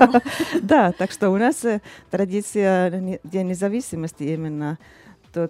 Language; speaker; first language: Russian; non-native, fluent; Finnish